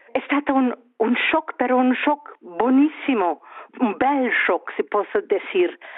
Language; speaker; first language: Italian; non-native, learner; Swiss German